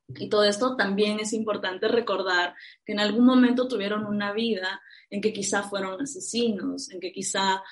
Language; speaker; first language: Spanish; native; Spanish